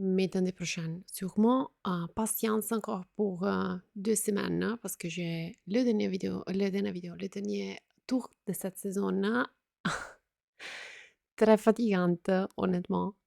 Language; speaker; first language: French; non-native, fluent; Italian